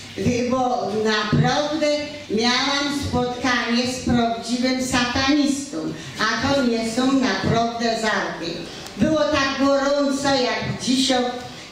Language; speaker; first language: Polish; native; Polish